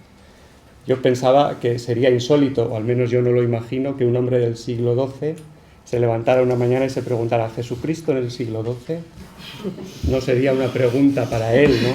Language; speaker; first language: Spanish; native; Spanish